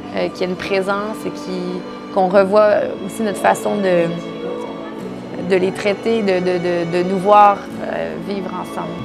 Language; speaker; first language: French; native; French